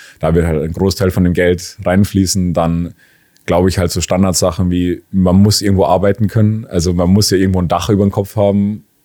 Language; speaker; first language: German; native; German